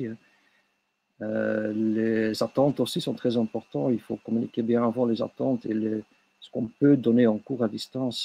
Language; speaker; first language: French; non-native, local second language; Dutch